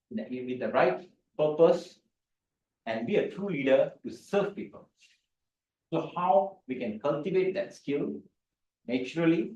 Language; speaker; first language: English; non-native, local second language; Tamil